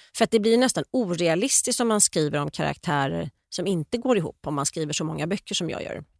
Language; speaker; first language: Swedish; native; Swedish